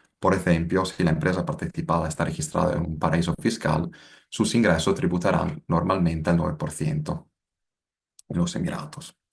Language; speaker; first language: Spanish; non-native, fluent; Italian